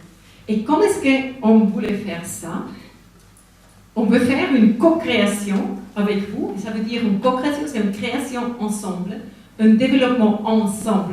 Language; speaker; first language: French; non-native, fluent; Spanish